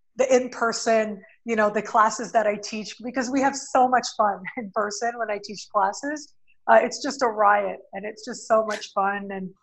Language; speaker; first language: English; native; English